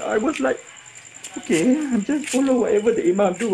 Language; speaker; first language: English; non-native, local second language; Malay